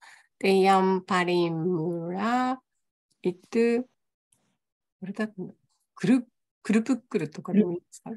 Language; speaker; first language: Japanese; native; Japanese